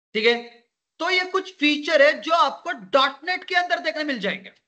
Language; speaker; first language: Hindi; non-native, local second language; Marathi